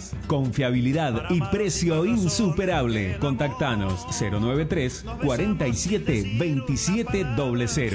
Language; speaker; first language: Spanish; native; Spanish